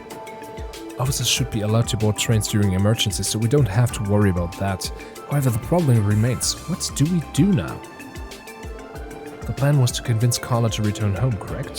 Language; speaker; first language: English; non-native, fluent; German